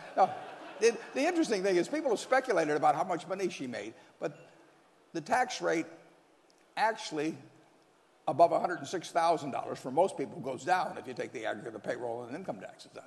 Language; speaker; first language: English; native; English